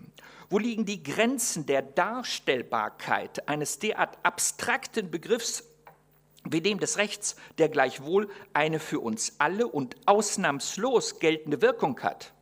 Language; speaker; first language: German; native; German